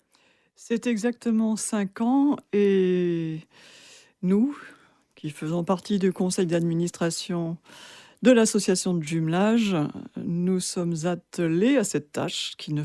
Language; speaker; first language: French; native; French